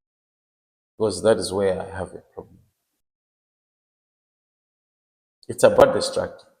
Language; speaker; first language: English; non-native, local second language; Nyanja